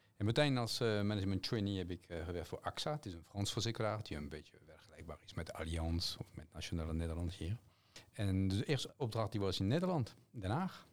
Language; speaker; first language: Dutch; non-native, fluent; French